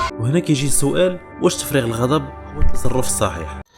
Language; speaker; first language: Arabic; native; Arabic